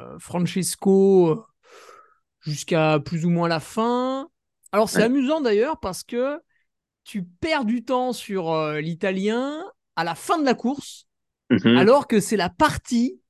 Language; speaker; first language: French; native; French